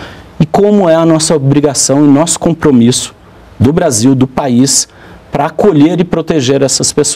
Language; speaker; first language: Portuguese; native; Portuguese